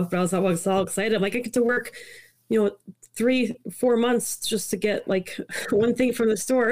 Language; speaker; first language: English; early bilingual, other home language; Italian